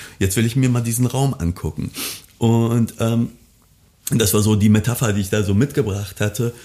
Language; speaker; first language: German; early bilingual, other home language; Persian